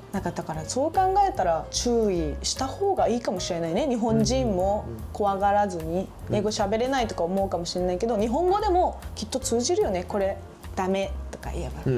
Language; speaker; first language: Japanese; native; Japanese